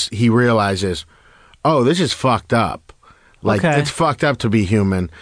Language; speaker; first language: English; native; English